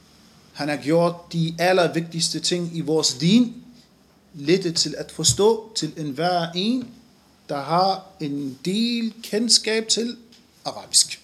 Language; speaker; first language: Danish; non-native, fluent; Arabic